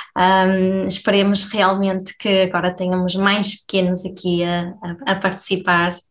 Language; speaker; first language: Portuguese; native; Portuguese